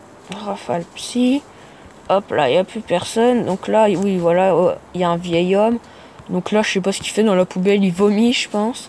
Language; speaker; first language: French; native; French